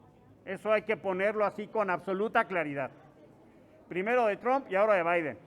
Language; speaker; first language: Spanish; native; Spanish